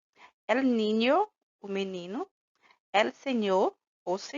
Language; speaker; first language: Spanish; non-native, fluent; Portuguese